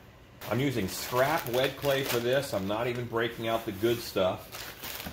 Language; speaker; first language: English; native; English